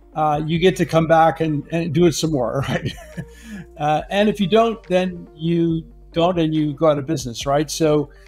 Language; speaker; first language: English; native; English